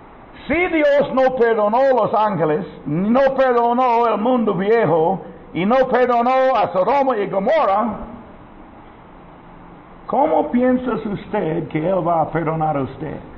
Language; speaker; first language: Spanish; non-native, learner; English